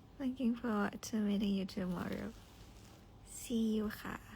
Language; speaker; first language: English; non-native, learner; Thai